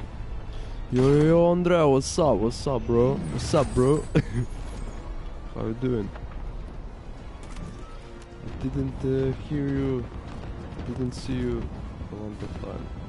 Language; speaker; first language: English; non-native, learner; Ukrainian